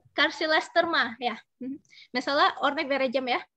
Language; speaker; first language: Turkish; non-native, learner; Indonesian